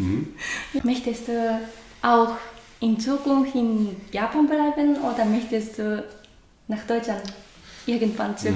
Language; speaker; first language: German; non-native, learner; Japanese